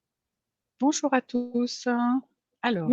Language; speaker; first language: French; native; French